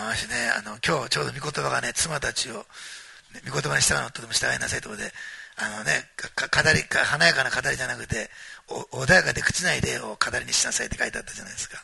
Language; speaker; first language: Japanese; native; Japanese